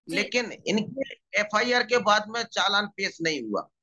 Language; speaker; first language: Hindi; native; Hindi